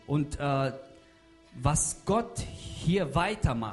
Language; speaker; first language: German; non-native, fluent; Russian